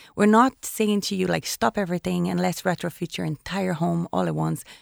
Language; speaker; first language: English; non-native, fluent; Portuguese